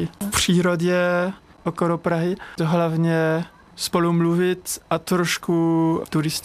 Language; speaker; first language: Czech; non-native, fluent; French